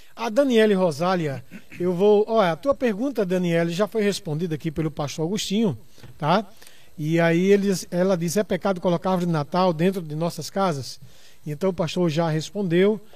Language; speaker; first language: Portuguese; native; Portuguese